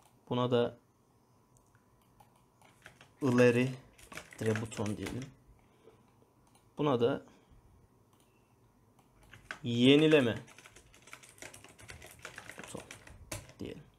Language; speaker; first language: Turkish; native; Turkish